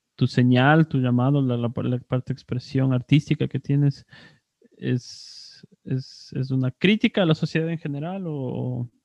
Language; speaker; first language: Spanish; native; Spanish